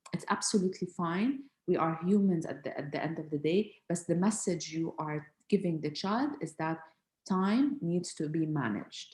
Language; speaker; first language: English; non-native, fluent; Arabic